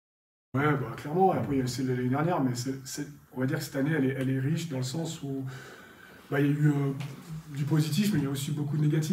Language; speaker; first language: French; native; French